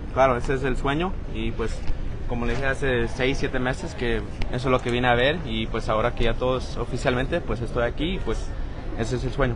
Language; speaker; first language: Spanish; early bilingual, heritage; Spanish